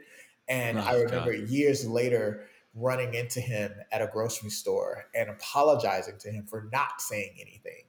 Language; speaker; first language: English; native; English